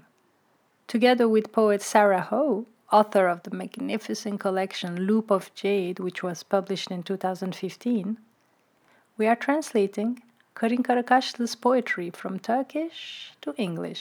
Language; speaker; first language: English; non-native, fluent; Turkish